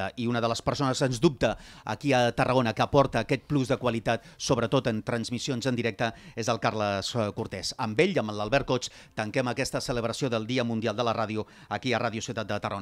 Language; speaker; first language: Catalan; native; Catalan